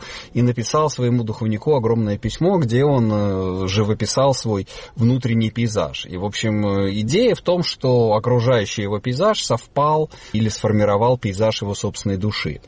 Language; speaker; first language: Russian; native; Russian